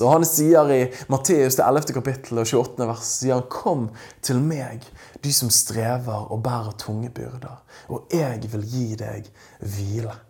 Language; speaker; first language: Norwegian; native; Norwegian